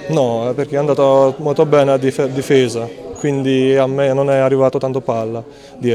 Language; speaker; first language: Italian; non-native, learner; Hungarian